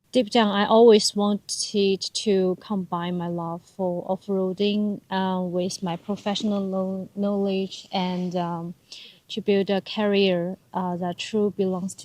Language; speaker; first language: English; non-native, learner; Chinese